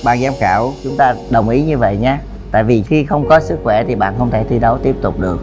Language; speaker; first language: Vietnamese; native; Vietnamese